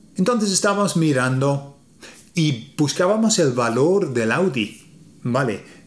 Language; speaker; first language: Spanish; non-native, fluent; English